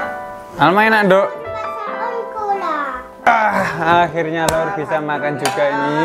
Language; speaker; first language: Indonesian; non-native, local second language; Javanese